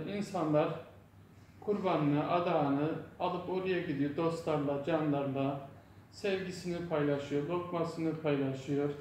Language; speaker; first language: Turkish; non-native, local second language; Zaza